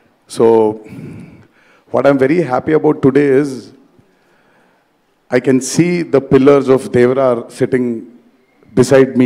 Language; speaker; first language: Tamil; non-native, learner; Telugu